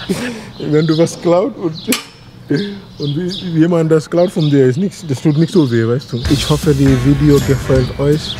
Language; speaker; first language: German; non-native, learner; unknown